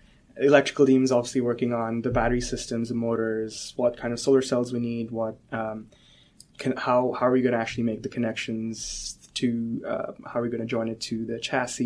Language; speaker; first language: English; non-native, local second language; Hindi